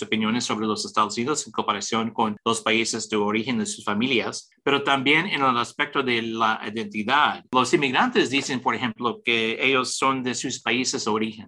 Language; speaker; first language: Spanish; early bilingual, heritage; English